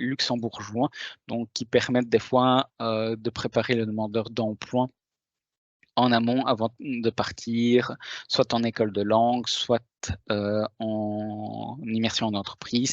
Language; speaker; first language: French; native; French